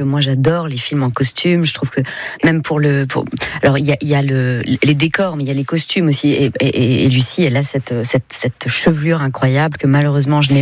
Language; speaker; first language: French; native; French